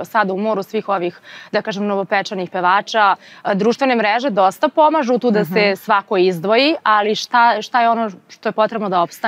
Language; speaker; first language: Serbian; native; Serbian